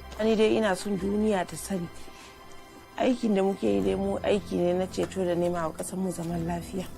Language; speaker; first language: Hausa; native; Hausa